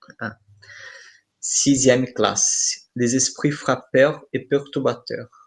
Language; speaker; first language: French; non-native, fluent; Portuguese